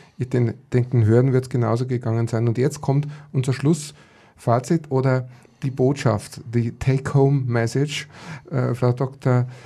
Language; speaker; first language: German; native; German